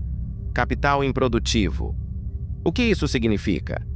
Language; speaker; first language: Portuguese; native; Portuguese